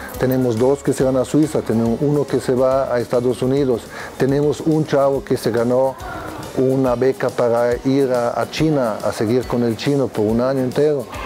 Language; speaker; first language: Spanish; non-native, fluent; German